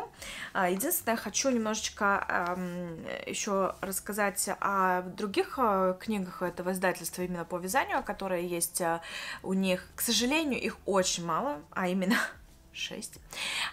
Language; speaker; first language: Russian; native; Russian